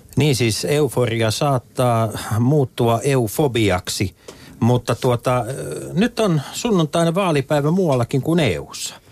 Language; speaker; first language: Finnish; native; Finnish